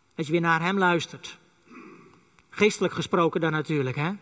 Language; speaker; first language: Dutch; non-native, local second language; Western Frisian